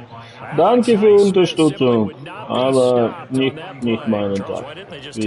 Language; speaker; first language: German; non-native, learner; Russian